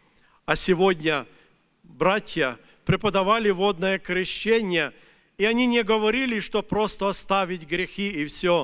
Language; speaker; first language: Russian; native; Russian